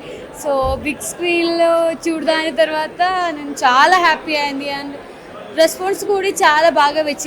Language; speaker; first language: Telugu; non-native, learner; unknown